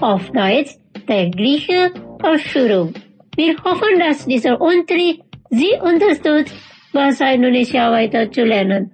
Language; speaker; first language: German; non-native, fluent; Indonesian